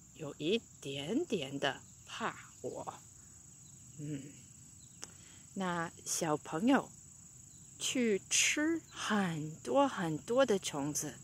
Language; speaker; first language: Chinese; non-native, fluent; English